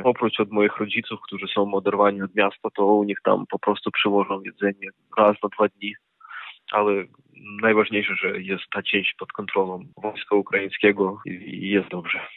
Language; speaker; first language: Polish; non-native, fluent; Ukrainian